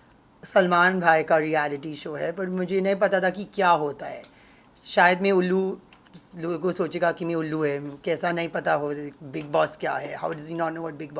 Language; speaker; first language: Hindi; non-native, local second language; English